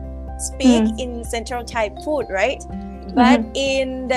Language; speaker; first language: English; non-native, fluent; Thai